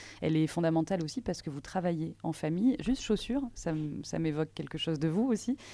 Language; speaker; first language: French; native; French